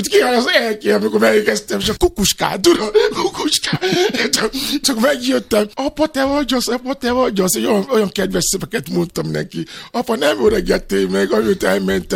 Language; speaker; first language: Hungarian; non-native, learner; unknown